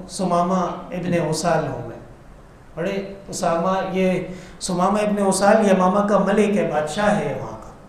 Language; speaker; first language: Urdu; non-native, local second language; Pashto